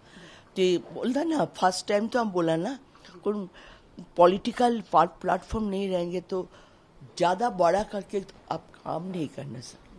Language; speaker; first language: Hindi; non-native, local second language; Bangla